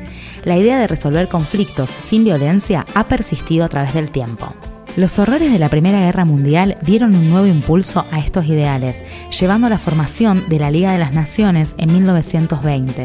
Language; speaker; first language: Spanish; native; Spanish